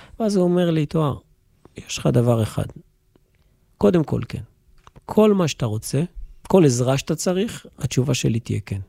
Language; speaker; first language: Hebrew; native; Hebrew